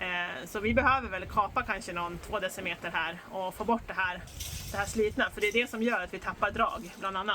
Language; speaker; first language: Swedish; native; Swedish